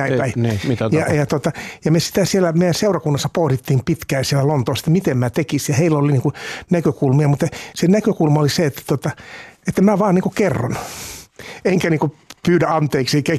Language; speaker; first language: Finnish; native; Finnish